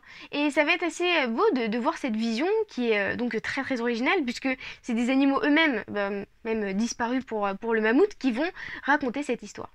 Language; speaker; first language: French; native; French